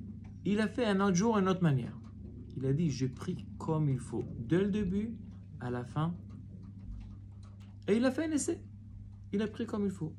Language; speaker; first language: French; non-native, fluent; Hebrew